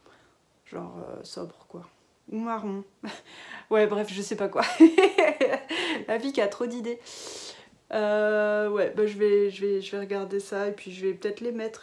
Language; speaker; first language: French; native; French